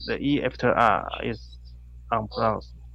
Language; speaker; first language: English; non-native, learner; Chinese